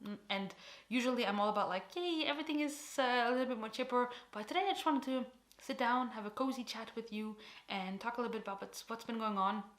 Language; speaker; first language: English; non-native, fluent; Portuguese